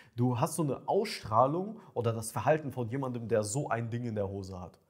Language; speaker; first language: German; early bilingual, other home language; Ukrainian